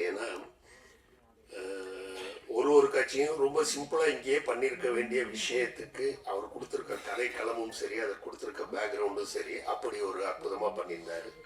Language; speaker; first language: Tamil; native; Tamil